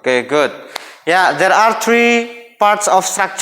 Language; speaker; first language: English; non-native, fluent; Indonesian